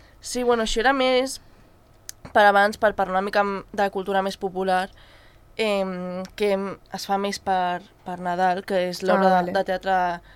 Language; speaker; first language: Catalan; non-native, local second language; Spanish